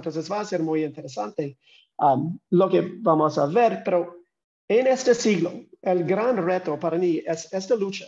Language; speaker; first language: Spanish; non-native, fluent; English